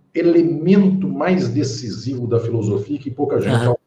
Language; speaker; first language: Portuguese; native; Portuguese